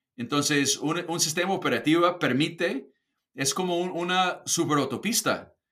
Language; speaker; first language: Spanish; non-native, fluent; English